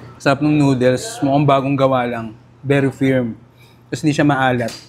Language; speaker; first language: Filipino; native; Filipino